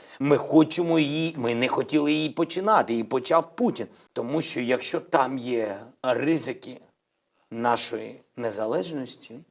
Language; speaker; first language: Ukrainian; non-native, local second language; Russian